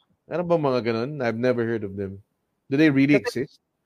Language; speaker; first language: English; non-native, local second language; Filipino